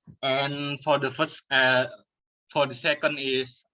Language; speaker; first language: English; non-native, learner; Indonesian